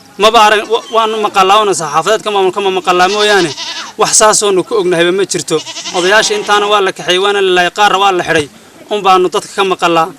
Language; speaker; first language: Somali; native; Somali